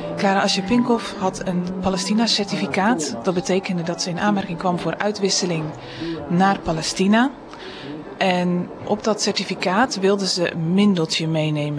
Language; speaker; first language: Dutch; native; Dutch